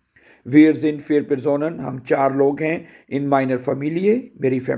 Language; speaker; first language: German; non-native, fluent; Urdu